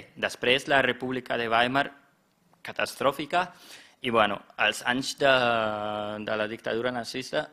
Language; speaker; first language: Catalan; non-native, fluent; German